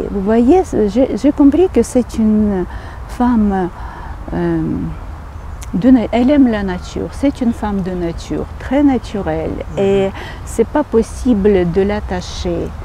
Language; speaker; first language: French; non-native, fluent; Ukrainian